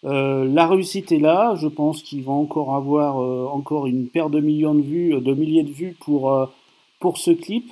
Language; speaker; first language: French; native; French